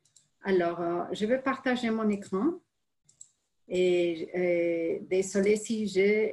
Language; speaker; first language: French; non-native, fluent; Spanish